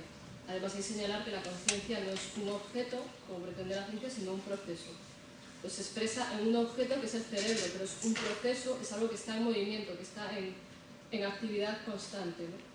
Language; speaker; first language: Spanish; native; Spanish